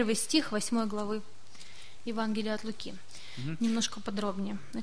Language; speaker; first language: Russian; native; Russian